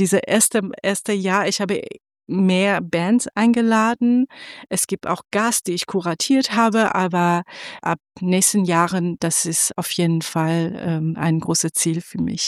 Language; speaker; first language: German; non-native, fluent; Persian